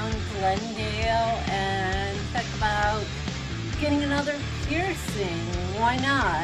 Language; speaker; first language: English; native; English